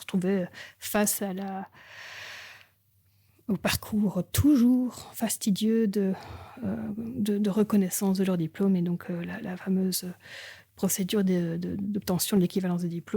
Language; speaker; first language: French; native; French